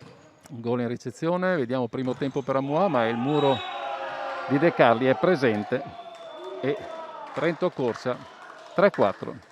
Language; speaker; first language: Italian; native; Italian